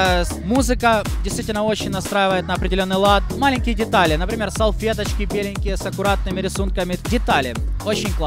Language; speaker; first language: Russian; native; Russian